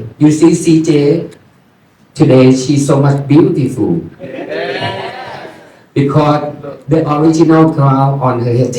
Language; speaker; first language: English; non-native, learner; Thai